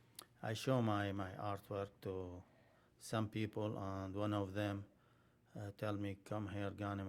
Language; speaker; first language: English; non-native, learner; Arabic